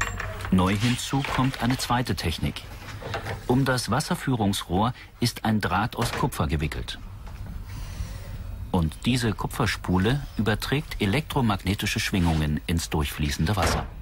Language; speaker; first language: German; native; German